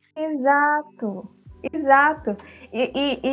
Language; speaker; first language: Portuguese; early bilingual, other home language; Upper Guinea Crioulo